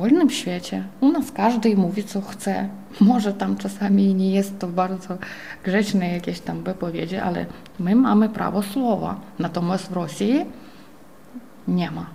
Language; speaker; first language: Polish; non-native, fluent; Ukrainian